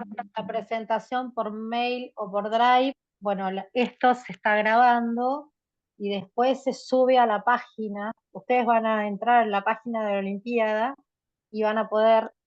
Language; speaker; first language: Spanish; native; Spanish